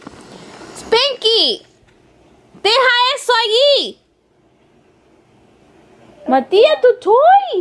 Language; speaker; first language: Spanish; early bilingual, heritage; Spanish